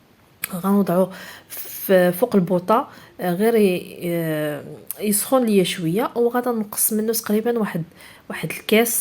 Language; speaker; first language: Arabic; native; Arabic